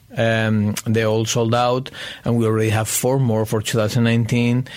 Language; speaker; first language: English; non-native, fluent; Spanish